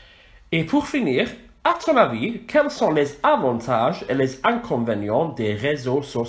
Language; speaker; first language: French; non-native, fluent; Welsh